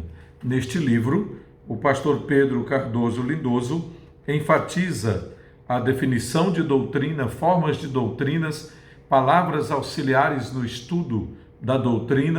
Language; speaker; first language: Portuguese; native; Portuguese